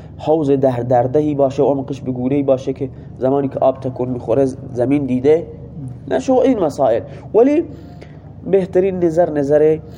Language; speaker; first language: Persian; non-native, local second language; Baluchi